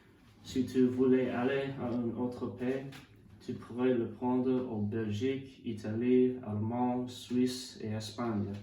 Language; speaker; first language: French; non-native, learner; English